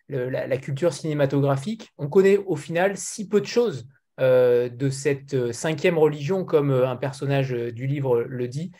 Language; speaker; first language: French; native; French